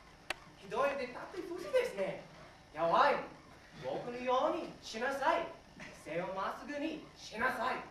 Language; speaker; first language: Japanese; non-native, learner; English